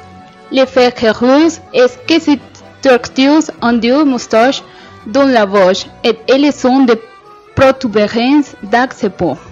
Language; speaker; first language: French; non-native, learner; Spanish